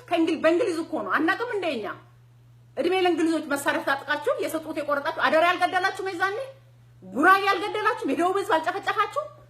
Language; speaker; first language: Amharic; non-native, local second language; Oromo